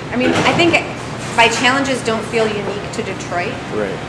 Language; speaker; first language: English; native; English